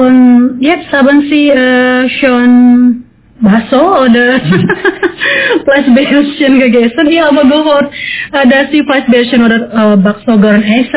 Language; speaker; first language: German; non-native, fluent; Indonesian